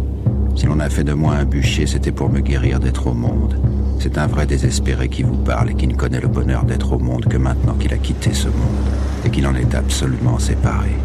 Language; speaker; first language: French; native; French